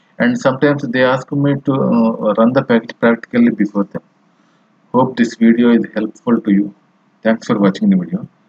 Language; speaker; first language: English; non-native, local second language; Telugu